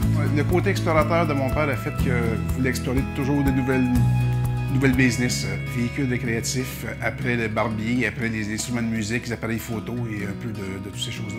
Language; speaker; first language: French; native; French